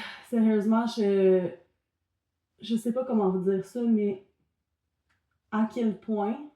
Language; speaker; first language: French; native; French